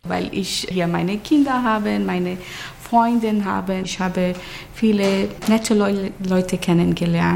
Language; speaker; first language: German; non-native, fluent; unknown